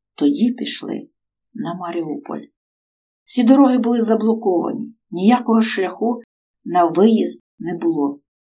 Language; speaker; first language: Ukrainian; native; Ukrainian